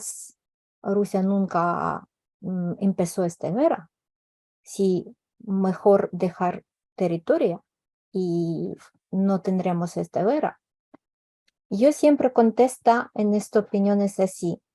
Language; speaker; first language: Spanish; non-native, fluent; Ukrainian